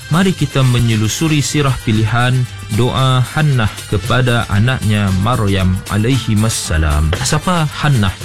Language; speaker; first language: Malay; native; Malay